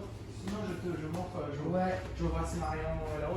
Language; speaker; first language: French; native; French